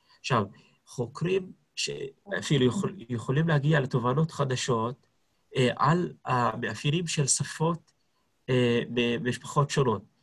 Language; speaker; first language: Hebrew; non-native, local second language; Arabic